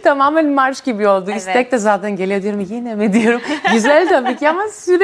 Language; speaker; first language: Turkish; non-native, fluent; Greek